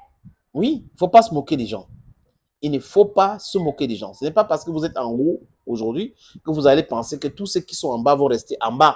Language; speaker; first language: French; non-native, local second language; English